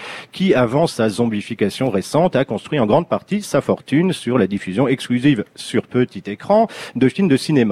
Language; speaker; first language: French; native; French